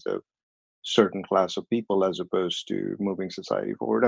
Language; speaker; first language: English; non-native, local second language; Hindi